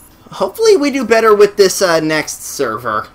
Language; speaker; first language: English; native; English